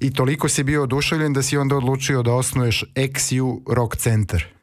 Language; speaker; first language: Serbian; native; Serbian